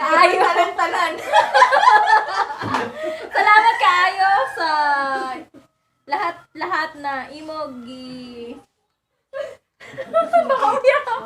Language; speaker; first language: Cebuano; non-native, learner; Filipino